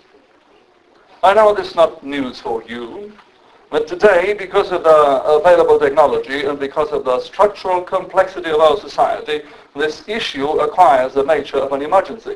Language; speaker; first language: English; non-native, fluent; Romanian